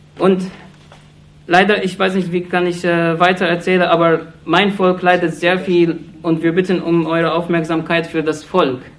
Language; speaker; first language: German; non-native, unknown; Arabic